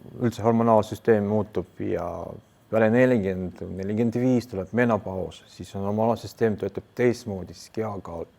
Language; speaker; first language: Estonian; non-native, local second language; Russian